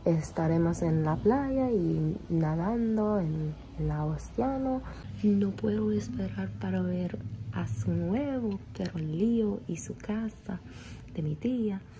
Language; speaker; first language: Spanish; non-native, learner; English